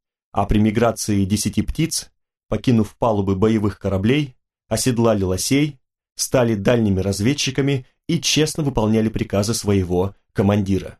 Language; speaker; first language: Russian; native; Russian